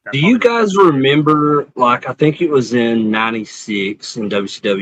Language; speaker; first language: English; native; English